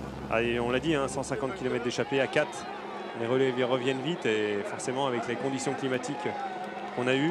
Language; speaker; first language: French; native; French